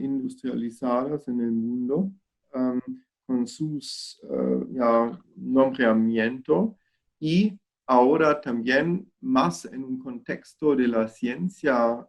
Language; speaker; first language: Spanish; non-native, fluent; German